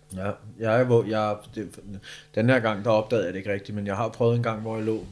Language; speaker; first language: Danish; native; Danish